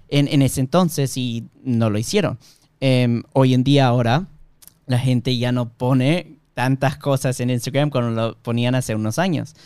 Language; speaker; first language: Spanish; early bilingual, heritage; Spanish